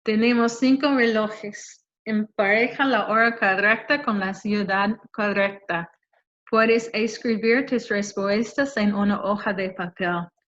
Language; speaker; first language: Spanish; non-native, fluent; English